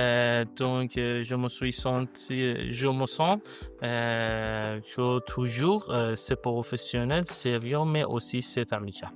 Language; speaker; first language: French; non-native, learner; Persian